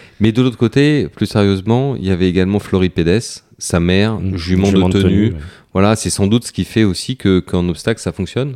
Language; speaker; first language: French; native; French